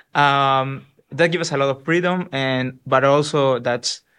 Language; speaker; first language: English; non-native, fluent; Spanish